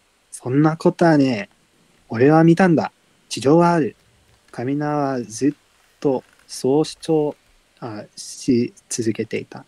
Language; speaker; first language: Japanese; non-native, learner; English